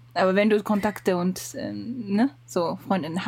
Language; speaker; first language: German; non-native, learner; Japanese